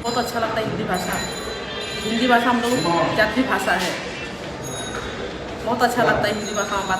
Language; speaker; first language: Hindi; early bilingual, heritage; Hindi